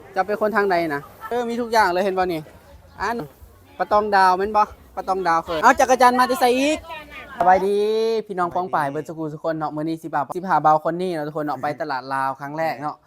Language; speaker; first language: Thai; non-native, local second language; Northeastern Thai